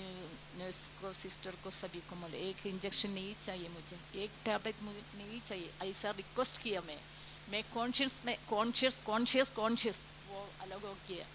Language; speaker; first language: Hindi; non-native, local second language; Malayalam